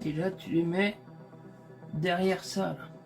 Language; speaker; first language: French; native; French